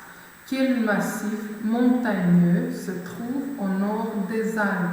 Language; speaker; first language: French; non-native, fluent; Macedonian